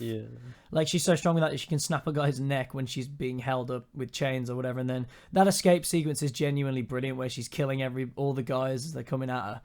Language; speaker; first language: English; native; English